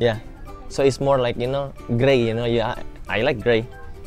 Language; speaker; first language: English; non-native, fluent; Indonesian